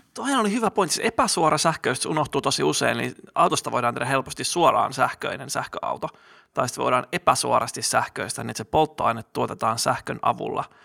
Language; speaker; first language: Finnish; native; Finnish